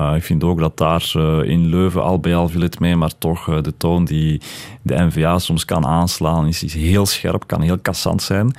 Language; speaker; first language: Dutch; early bilingual, other home language; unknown